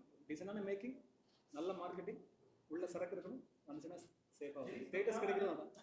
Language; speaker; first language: Tamil; native; Tamil